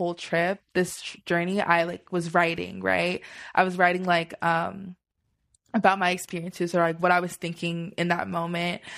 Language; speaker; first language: English; early bilingual, other home language; Yoruba